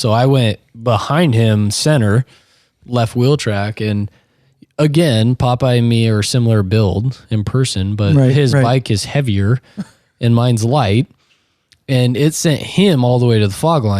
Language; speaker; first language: English; native; English